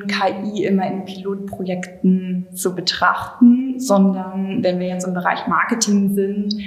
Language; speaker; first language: German; native; German